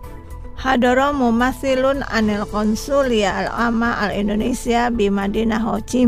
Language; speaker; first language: Arabic; non-native, learner; Indonesian